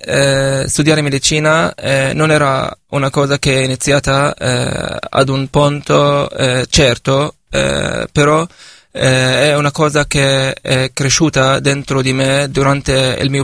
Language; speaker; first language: Italian; non-native, fluent; Arabic